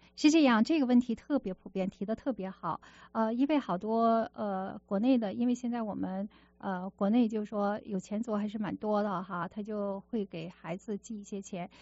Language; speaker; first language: Chinese; native; Chinese